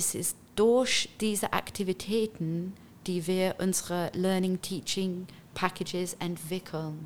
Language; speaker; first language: German; non-native, fluent; English